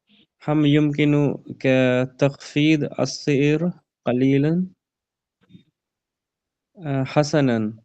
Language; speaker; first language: Arabic; non-native, learner; Urdu